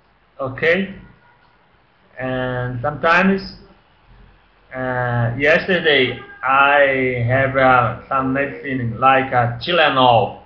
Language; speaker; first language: English; non-native, learner; Portuguese